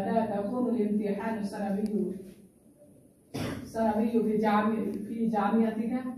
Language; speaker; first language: Arabic; non-native, learner; Urdu